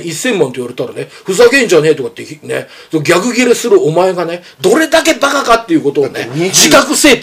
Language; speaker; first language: Japanese; native; Japanese